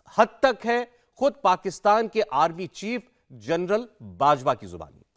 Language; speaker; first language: Hindi; native; Hindi